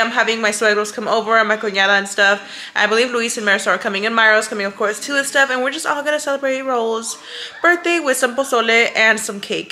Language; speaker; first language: English; early bilingual, other home language; Spanish